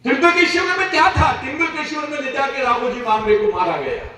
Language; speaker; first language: Hindi; non-native, local second language; Marathi